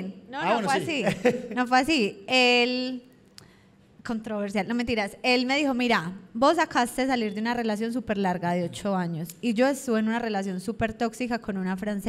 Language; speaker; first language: Spanish; native; Spanish